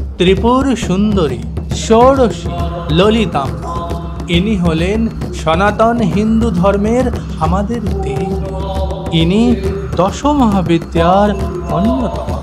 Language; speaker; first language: Bangla; non-native, fluent; Hindi